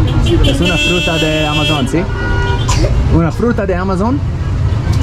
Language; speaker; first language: Spanish; non-native, learner; English